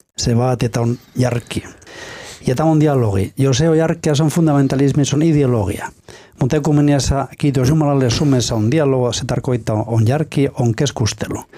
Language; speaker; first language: Finnish; non-native, fluent; Spanish